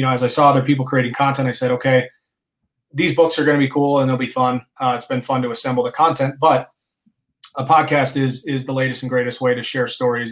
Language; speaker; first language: English; native; English